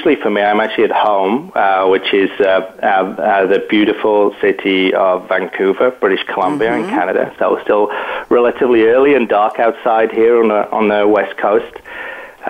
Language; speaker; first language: English; native; English